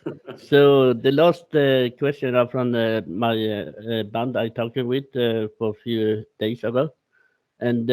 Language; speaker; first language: English; non-native, learner; Swedish